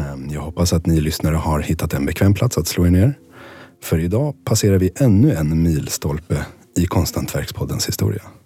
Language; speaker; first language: Swedish; native; Swedish